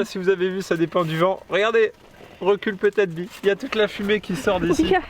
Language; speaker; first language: French; native; French